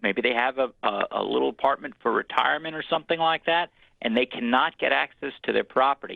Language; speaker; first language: English; native; English